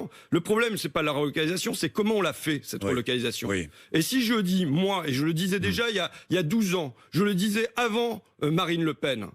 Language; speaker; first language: French; native; French